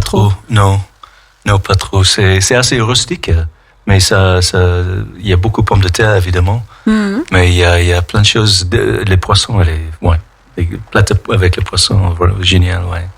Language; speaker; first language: French; non-native, fluent; English